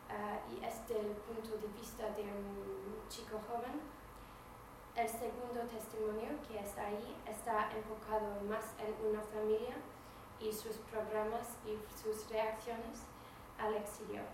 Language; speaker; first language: Spanish; non-native, fluent; English